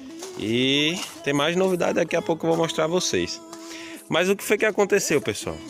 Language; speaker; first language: Portuguese; native; Portuguese